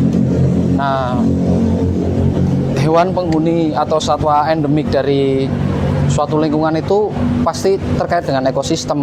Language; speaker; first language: Indonesian; native; Indonesian